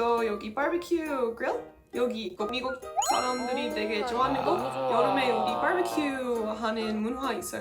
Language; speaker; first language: Korean; non-native, learner; English